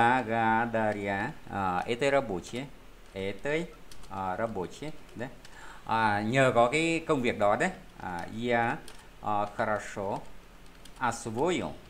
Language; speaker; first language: Russian; non-native, fluent; Vietnamese